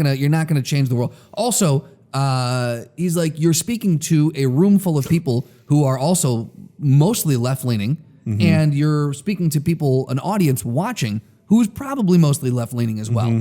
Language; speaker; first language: English; native; English